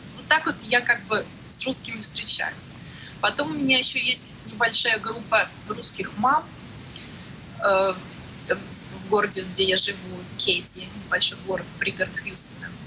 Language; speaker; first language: Russian; native; Russian